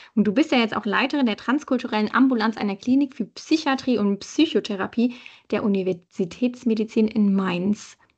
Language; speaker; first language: German; native; German